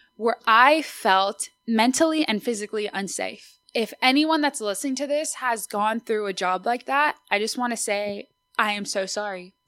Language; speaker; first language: English; early bilingual, other home language; Spanish